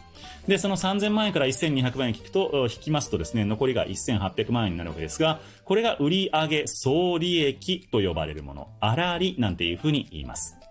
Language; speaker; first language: Japanese; native; Japanese